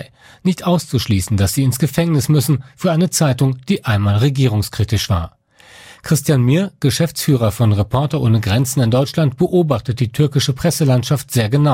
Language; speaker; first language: German; native; German